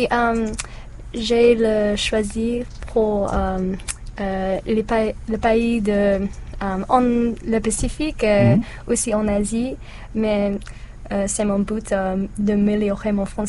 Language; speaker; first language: French; non-native, learner; English